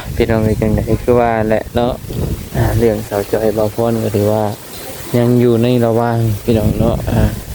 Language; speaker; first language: Thai; native; Thai